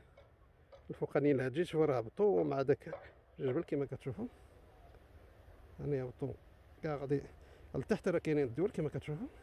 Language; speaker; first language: Arabic; native; Arabic